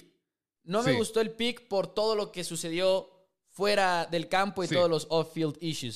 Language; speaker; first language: Spanish; native; Spanish